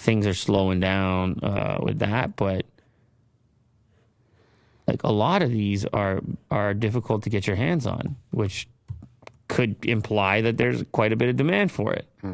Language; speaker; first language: English; native; English